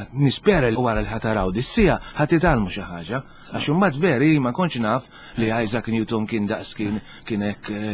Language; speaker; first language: Maltese; early bilingual, heritage; Italian